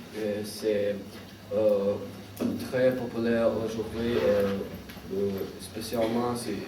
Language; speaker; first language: French; non-native, learner; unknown